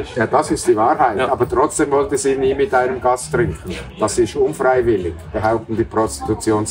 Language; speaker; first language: German; native; German